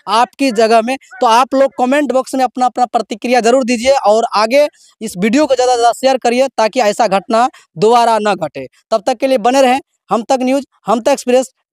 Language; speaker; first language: Hindi; native; Hindi